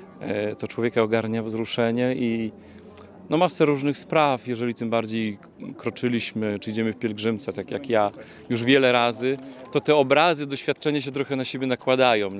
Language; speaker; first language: Polish; native; Polish